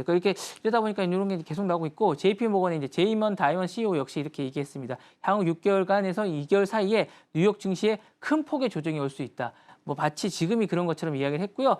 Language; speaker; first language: Korean; native; Korean